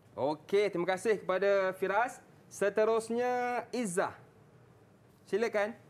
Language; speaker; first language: Malay; native; Malay